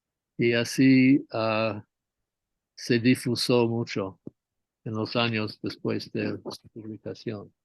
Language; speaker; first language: Spanish; non-native, fluent; English